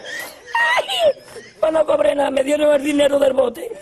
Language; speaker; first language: Spanish; native; Spanish